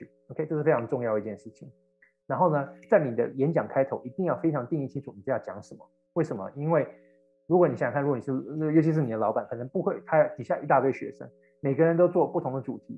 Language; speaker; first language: Chinese; native; Chinese